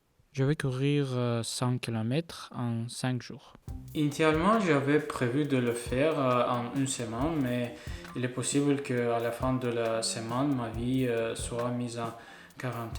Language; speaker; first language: French; non-native, learner; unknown